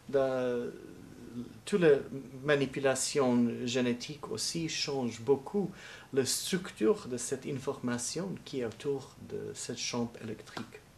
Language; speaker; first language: French; non-native, learner; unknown